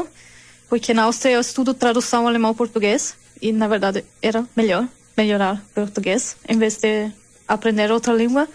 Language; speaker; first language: Portuguese; non-native, learner; German